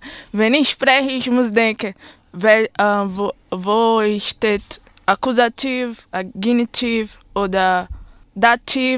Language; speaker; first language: German; non-native, learner; Portuguese